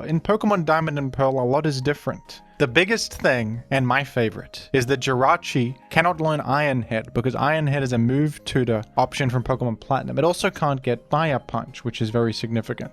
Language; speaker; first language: English; native; English